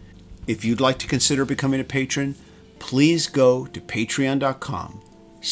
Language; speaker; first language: English; native; English